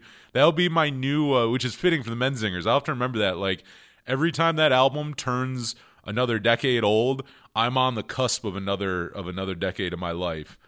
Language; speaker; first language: English; native; English